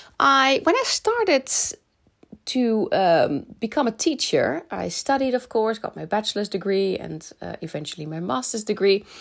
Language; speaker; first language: English; non-native, fluent; Dutch